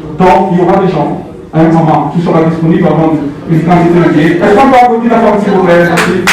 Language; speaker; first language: French; non-native, local second language; Lingala